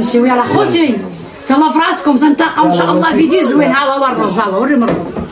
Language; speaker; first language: Arabic; native; Arabic